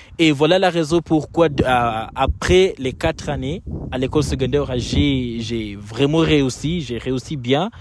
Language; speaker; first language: French; non-native, fluent; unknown